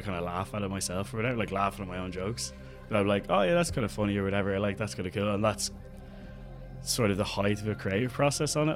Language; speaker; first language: English; native; English